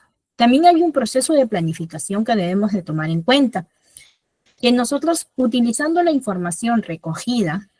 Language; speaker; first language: Spanish; native; Spanish